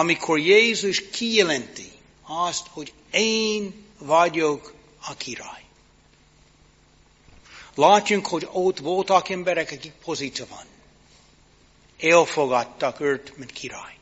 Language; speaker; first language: Hungarian; non-native, fluent; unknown